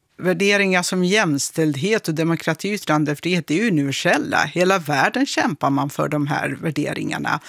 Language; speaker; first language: Swedish; non-native, fluent; Kurdish